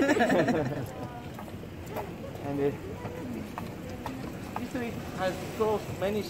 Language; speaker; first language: English; non-native, learner; Japanese